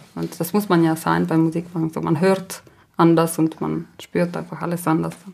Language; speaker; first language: German; non-native, local second language; Ladin